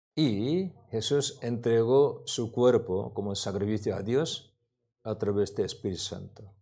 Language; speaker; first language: Spanish; non-native, learner; Korean